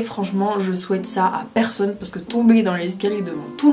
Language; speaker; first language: French; native; French